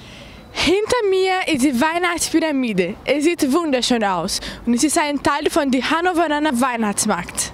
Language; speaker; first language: German; non-native, learner; Portuguese